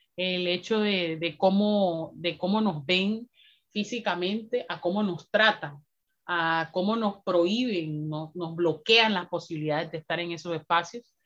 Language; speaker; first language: Spanish; native; Spanish